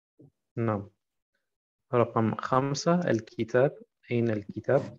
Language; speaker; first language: Arabic; non-native, fluent; German